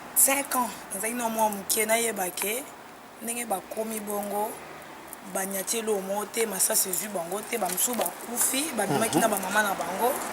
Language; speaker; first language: Lingala; non-native, local second language; Swahili